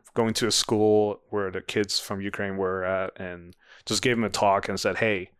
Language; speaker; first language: English; non-native, fluent; Dutch